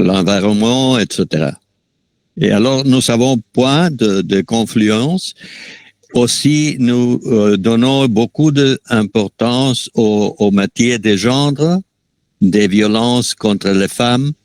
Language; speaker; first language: French; non-native, fluent; Spanish